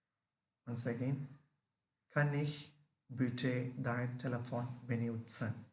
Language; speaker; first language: German; non-native, learner; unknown